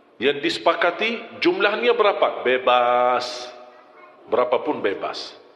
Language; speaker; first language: Malay; non-native, fluent; Arabic